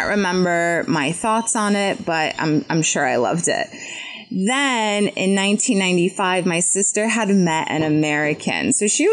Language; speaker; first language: English; early bilingual, other home language; Polish